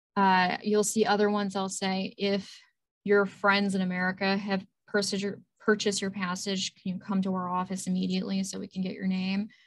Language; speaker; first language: English; native; English